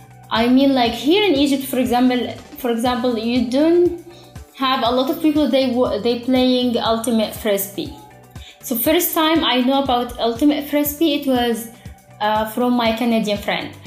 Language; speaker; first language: English; non-native, fluent; Arabic